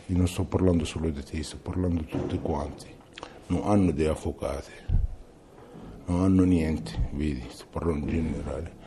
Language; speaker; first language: Italian; non-native, fluent; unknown